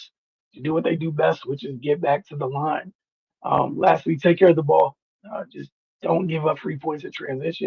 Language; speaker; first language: English; native; English